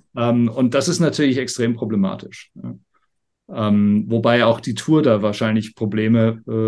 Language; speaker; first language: German; non-native, fluent; English